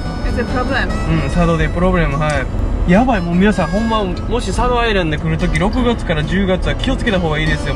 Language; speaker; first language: Japanese; native; Japanese